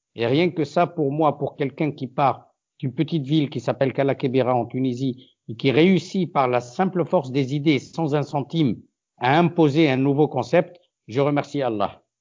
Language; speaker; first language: French; non-native, local second language; Arabic